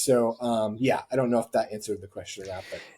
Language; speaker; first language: English; native; English